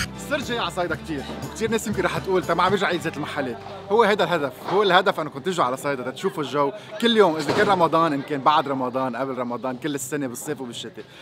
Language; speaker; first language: Arabic; native; Arabic